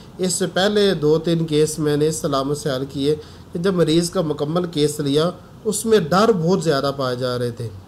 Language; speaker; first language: Urdu; non-native, local second language; Punjabi